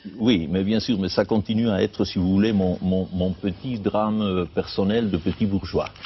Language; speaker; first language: French; non-native, fluent; Spanish